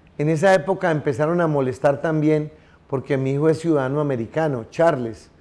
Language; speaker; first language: Spanish; native; Spanish